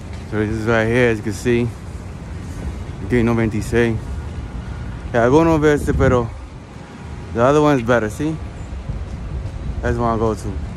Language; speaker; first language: English; early bilingual, other home language; Spanish